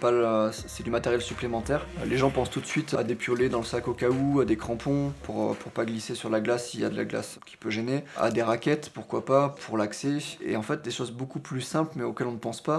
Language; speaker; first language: French; native; French